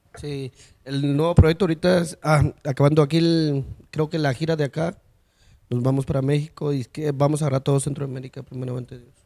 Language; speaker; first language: Spanish; early bilingual, heritage; Spanish